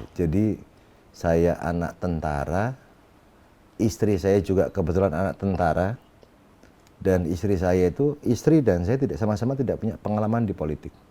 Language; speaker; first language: Indonesian; non-native, local second language; Sundanese